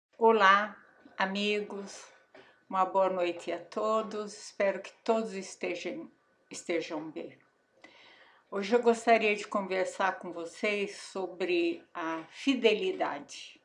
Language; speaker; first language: Portuguese; native; Portuguese